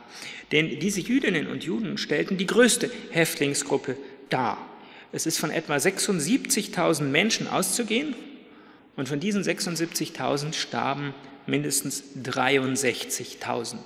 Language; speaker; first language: German; native; German